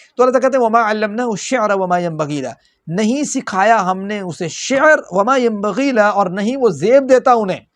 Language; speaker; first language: Urdu; non-native, local second language; Punjabi